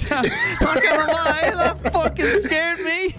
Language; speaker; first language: English; native; English